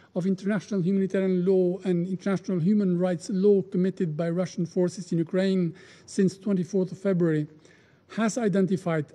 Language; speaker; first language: English; non-native, fluent; Albanian